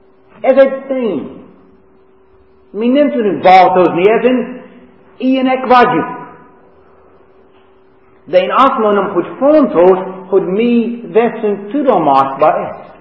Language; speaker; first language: Hungarian; non-native, fluent; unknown